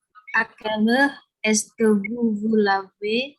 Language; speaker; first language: French; non-native, learner; Indonesian